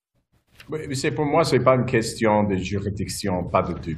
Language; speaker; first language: French; non-native, local second language; English